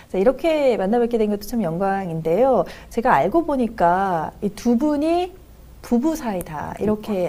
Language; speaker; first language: Korean; native; Korean